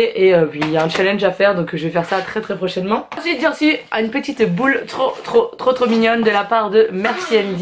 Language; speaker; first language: French; native; French